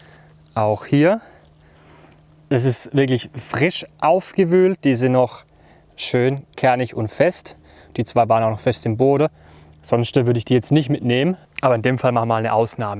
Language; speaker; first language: German; native; German